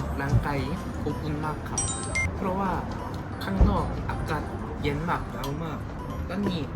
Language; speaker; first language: Thai; non-native, fluent; Korean